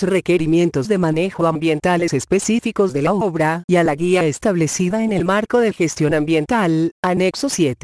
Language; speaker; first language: Spanish; native; Spanish